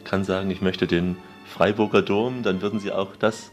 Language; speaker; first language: German; native; German